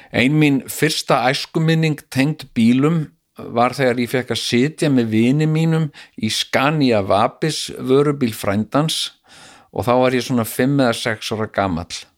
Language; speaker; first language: Icelandic; native; Icelandic